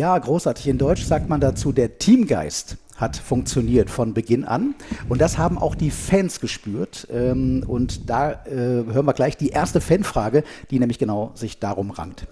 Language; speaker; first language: German; native; German